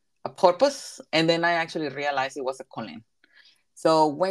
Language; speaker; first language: English; non-native, fluent; Spanish